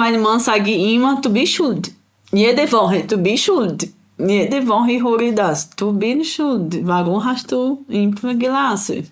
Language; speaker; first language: German; non-native, learner; Portuguese